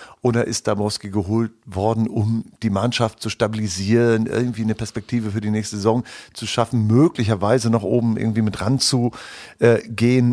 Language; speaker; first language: German; native; German